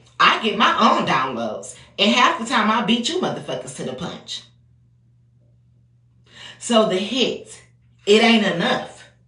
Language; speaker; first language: English; native; English